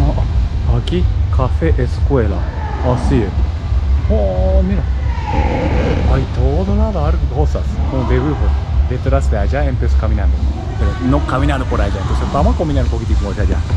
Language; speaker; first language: Spanish; non-native, learner; Japanese